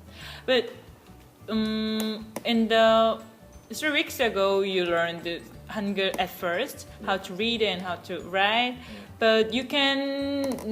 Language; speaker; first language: English; non-native, fluent; Korean